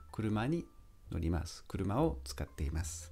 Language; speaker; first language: Japanese; non-native, fluent; French